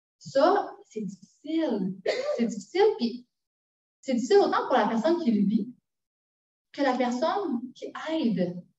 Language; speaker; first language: French; native; French